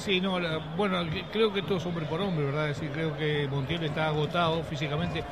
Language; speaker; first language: Spanish; native; Spanish